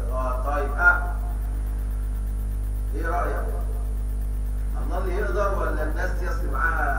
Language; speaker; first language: Arabic; native; Arabic